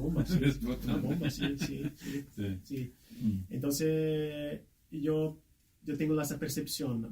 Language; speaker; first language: Spanish; non-native, fluent; Portuguese